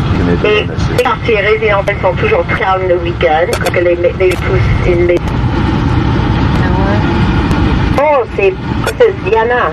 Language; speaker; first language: French; non-native, fluent; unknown